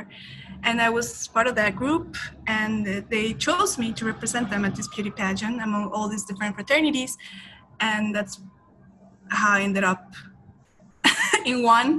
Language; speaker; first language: English; non-native, fluent; Spanish